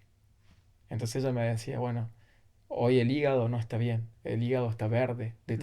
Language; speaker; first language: Spanish; native; Spanish